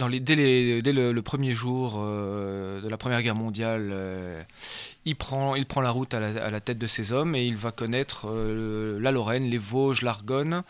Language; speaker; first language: French; native; French